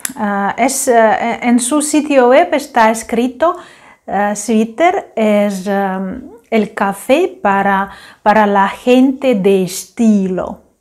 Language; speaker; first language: Spanish; non-native, fluent; Ukrainian